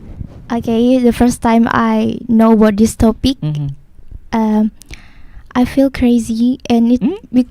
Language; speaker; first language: English; non-native, learner; Indonesian